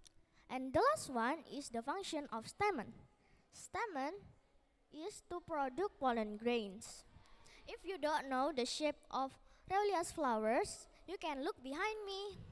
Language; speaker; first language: English; non-native, learner; Indonesian